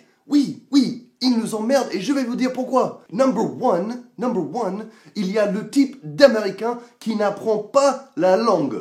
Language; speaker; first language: French; non-native, fluent; English